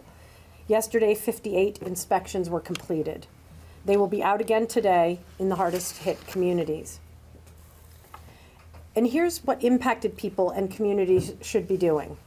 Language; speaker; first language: English; native; English